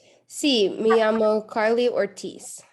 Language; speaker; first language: Spanish; non-native, learner; English